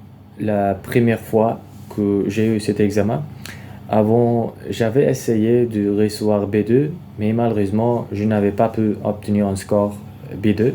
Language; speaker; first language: French; non-native, fluent; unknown